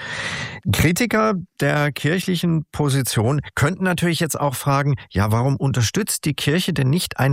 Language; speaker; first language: German; native; German